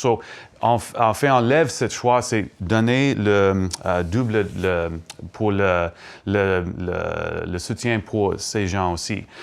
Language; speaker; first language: French; non-native, learner; English